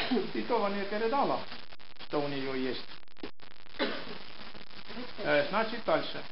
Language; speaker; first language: Russian; non-native, local second language; Estonian